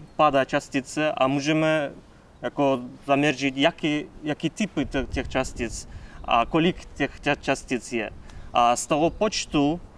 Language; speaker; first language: Czech; non-native, fluent; Kazakh